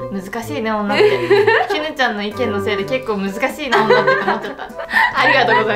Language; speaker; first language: Japanese; native; Japanese